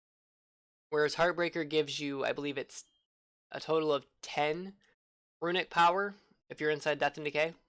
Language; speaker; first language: English; native; English